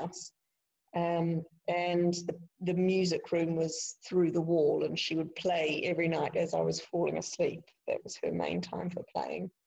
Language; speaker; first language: English; native; English